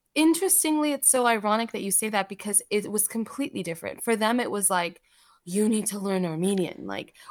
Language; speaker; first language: English; early bilingual, other home language; Armenian